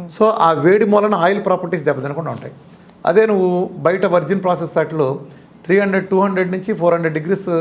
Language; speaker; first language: Telugu; native; Telugu